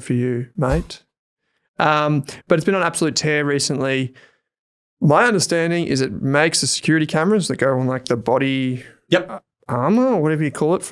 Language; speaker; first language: English; native; English